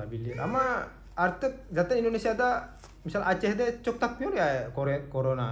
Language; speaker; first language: Turkish; non-native, learner; Indonesian